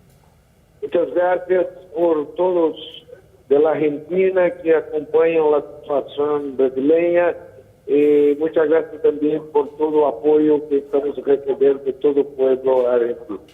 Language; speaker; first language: Spanish; non-native, learner; Portuguese